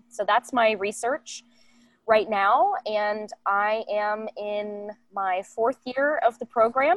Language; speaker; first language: English; native; English